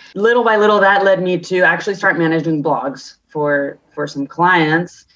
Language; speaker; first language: English; native; English